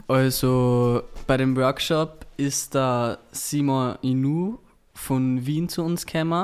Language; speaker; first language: German; native; German